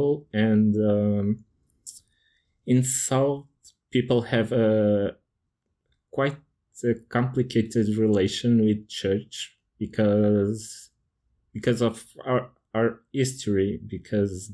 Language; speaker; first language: English; non-native, fluent; Portuguese